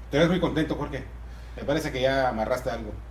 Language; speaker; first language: Spanish; native; Spanish